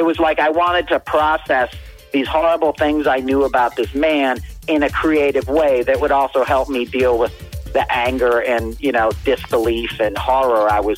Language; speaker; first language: English; native; English